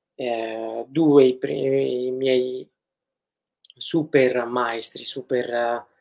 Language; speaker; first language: Italian; non-native, fluent; Kurdish